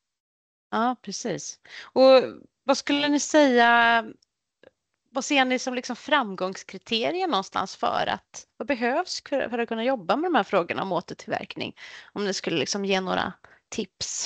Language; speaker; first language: Swedish; native; Swedish